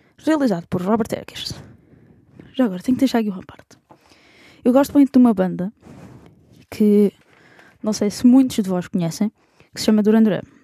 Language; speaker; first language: Portuguese; native; Portuguese